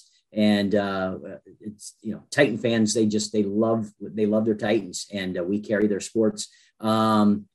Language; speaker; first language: English; native; English